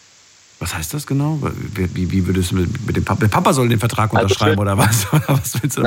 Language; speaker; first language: German; native; German